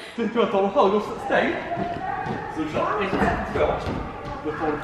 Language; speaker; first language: Swedish; native; Swedish